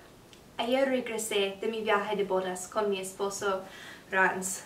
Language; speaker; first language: Spanish; non-native, learner; English